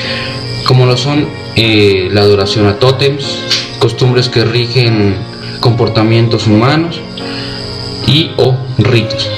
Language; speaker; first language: Spanish; native; Spanish